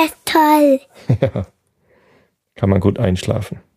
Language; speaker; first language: German; native; German